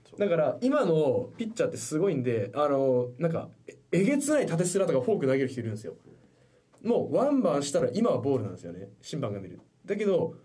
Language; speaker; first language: Japanese; native; Japanese